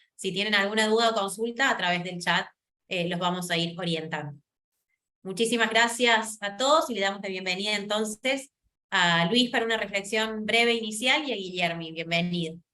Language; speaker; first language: Spanish; native; Spanish